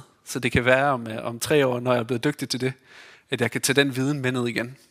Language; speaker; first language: Danish; native; Danish